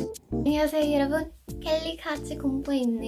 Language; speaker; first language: Korean; non-native, learner; English